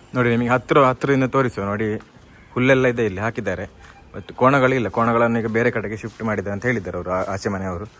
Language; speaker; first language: Kannada; non-native, local second language; Tulu